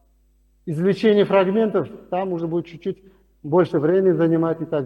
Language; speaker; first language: Russian; non-native, local second language; Uzbek